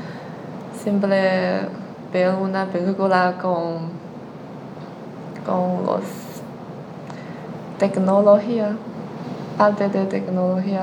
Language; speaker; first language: Spanish; non-native, learner; Chinese